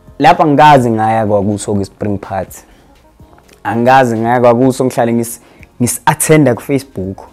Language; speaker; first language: Zulu; native; Zulu